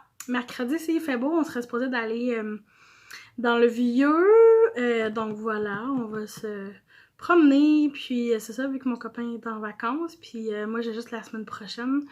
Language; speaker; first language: French; native; French